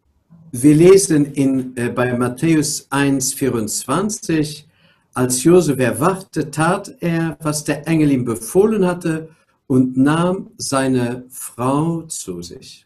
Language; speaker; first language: German; non-native, local second language; Luxembourgish